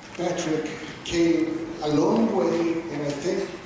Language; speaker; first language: English; non-native, fluent; Portuguese